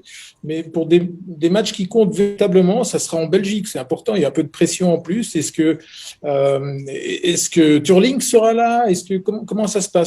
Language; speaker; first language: French; native; French